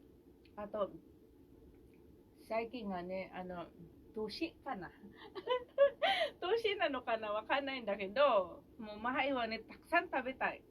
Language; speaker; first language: Japanese; non-native, fluent; Filipino